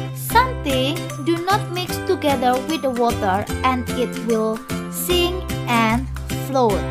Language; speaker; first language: English; non-native, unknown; Indonesian